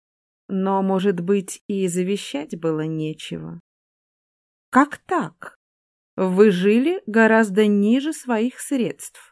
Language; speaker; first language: Russian; native; Russian